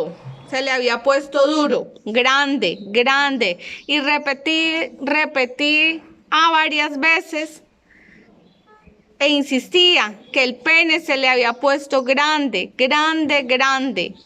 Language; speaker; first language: Spanish; native; Spanish